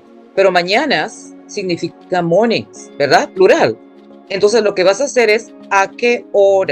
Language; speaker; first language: Spanish; non-native, fluent; English